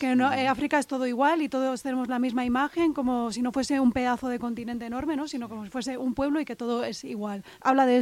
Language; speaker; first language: Spanish; native; Spanish